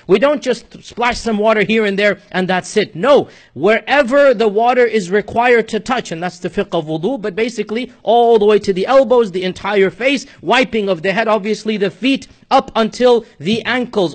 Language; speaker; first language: English; native; English